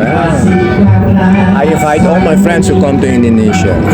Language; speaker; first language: English; non-native, fluent; Dutch